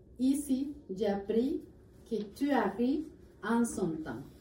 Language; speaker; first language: French; non-native, learner; Spanish